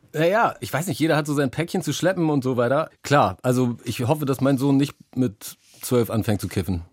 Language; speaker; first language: German; native; German